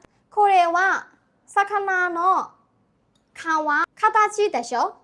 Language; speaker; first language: Japanese; non-native, learner; Burmese